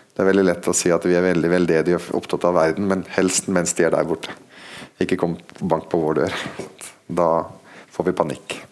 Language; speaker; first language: Norwegian; non-native, fluent; Arabic